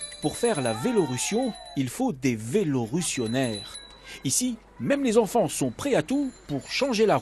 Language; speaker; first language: French; native; French